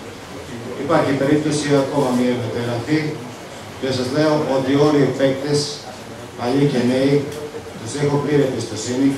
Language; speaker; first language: Greek; non-native, fluent; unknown